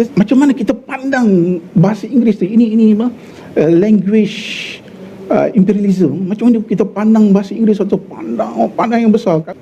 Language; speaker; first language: Malay; native; Malay